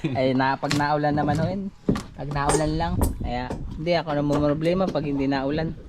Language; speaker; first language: Filipino; native; Filipino